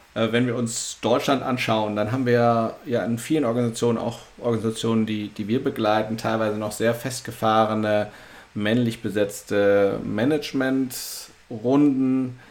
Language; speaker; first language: German; native; German